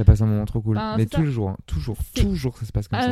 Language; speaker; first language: French; native; French